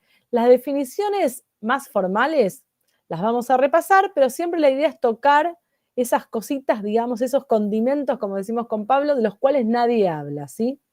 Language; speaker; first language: Spanish; native; Spanish